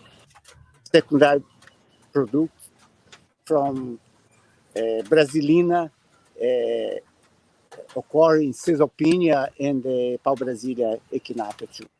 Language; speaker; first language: English; non-native, learner; Portuguese